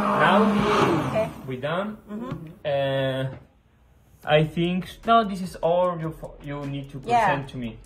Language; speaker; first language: English; non-native, learner; Spanish